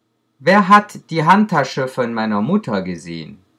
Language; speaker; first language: German; non-native, fluent; French